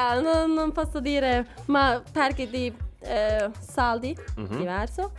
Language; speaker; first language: Italian; non-native, learner; Turkish